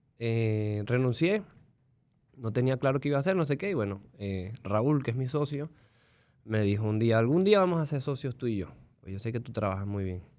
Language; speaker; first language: Spanish; native; Spanish